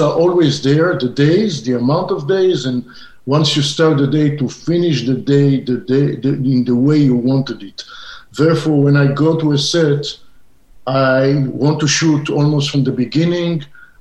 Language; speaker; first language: English; non-native, fluent; Hebrew